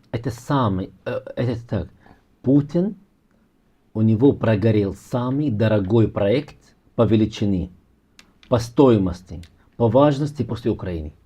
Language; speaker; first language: Russian; non-native, fluent; Arabic